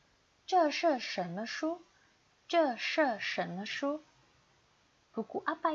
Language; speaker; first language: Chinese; non-native, fluent; Indonesian